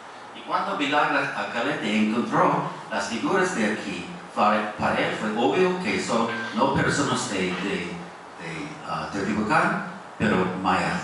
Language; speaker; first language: Spanish; non-native, fluent; English